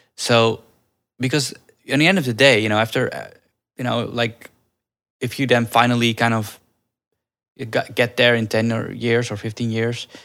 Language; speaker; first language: English; early bilingual, other home language; Dutch